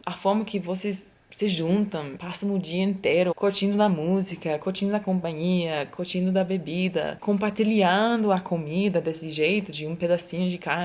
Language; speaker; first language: Portuguese; non-native, fluent; English